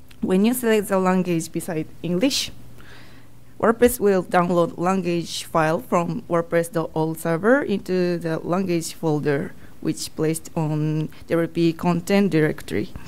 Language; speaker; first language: English; non-native, learner; Japanese